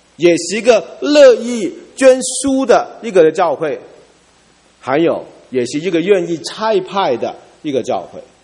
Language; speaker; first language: Chinese; non-native, local second language; Cantonese